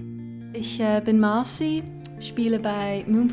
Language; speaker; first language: German; non-native, local second language; English